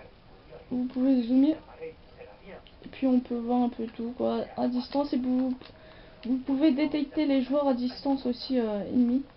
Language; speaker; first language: French; native; French